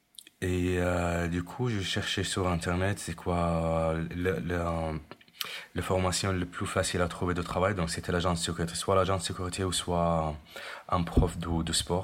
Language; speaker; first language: French; non-native, fluent; Arabic